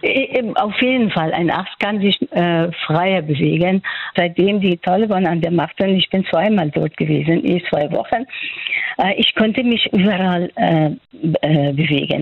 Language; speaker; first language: German; non-native, fluent; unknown